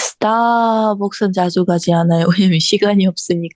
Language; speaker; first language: Korean; non-native, fluent; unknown